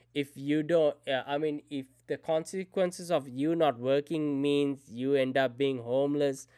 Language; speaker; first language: English; non-native, local second language; Sinhala